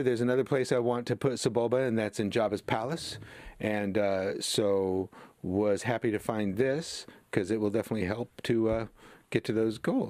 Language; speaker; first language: English; native; English